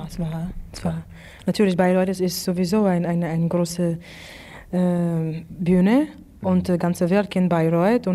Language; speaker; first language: German; non-native, fluent; English